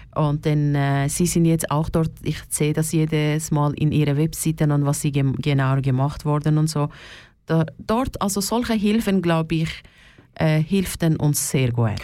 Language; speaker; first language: German; non-native, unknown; Turkish